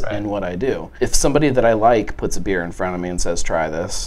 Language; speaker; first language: English; native; English